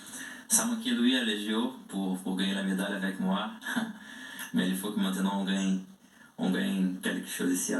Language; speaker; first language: French; non-native, learner; Portuguese